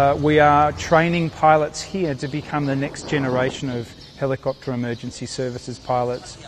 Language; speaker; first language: English; native; English